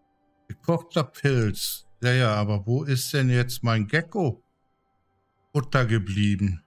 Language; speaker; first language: German; native; German